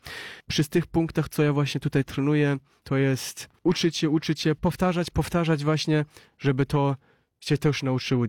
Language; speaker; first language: Polish; early bilingual, heritage; Polish